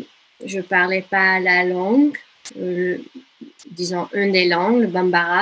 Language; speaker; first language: French; non-native, fluent; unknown